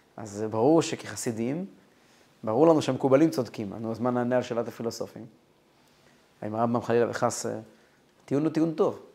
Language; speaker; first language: Hebrew; non-native, fluent; Russian